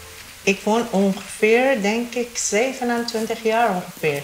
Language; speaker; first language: Dutch; non-native, learner; Persian